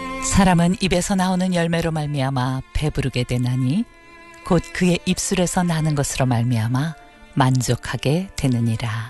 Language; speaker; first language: Korean; native; Korean